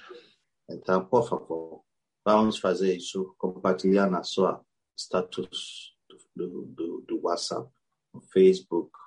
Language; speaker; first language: Portuguese; non-native, learner; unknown